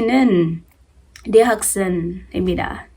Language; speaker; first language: Korean; non-native, learner; English